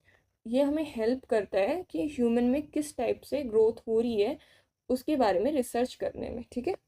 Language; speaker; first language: Hindi; native; Hindi